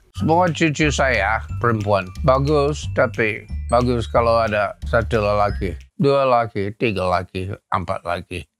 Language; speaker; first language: Malay; non-native, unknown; English